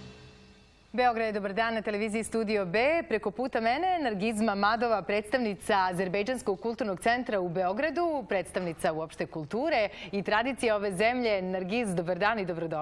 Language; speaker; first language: Serbian; native; Serbian